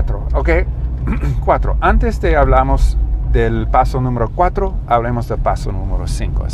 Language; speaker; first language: Spanish; non-native, learner; English